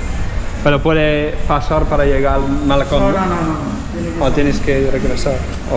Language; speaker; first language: Spanish; non-native, fluent; English